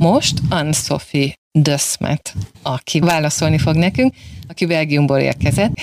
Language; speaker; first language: Hungarian; native; Hungarian